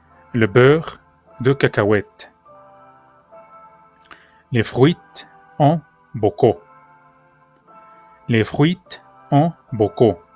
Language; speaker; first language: French; non-native, fluent; Spanish